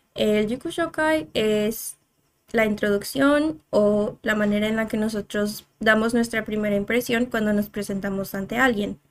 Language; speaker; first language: Spanish; native; Spanish